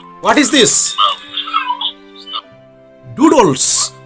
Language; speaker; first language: English; non-native, learner; Bangla